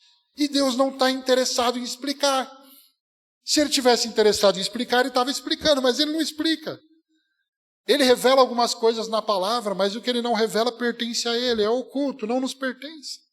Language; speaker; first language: Portuguese; native; Portuguese